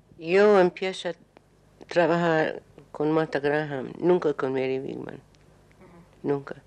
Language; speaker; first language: Spanish; non-native, learner; English